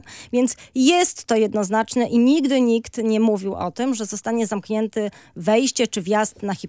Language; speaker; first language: Polish; native; Polish